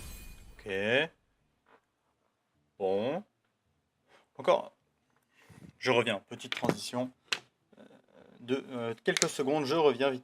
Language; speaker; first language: French; native; French